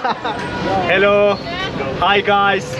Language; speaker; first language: English; non-native, learner; Azerbaijani